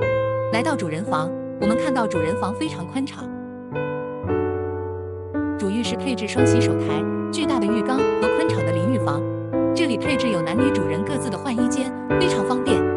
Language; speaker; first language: Chinese; native; Chinese